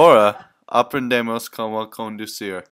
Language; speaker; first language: Spanish; non-native, learner; English